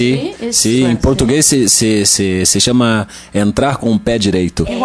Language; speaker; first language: Spanish; non-native, learner; Portuguese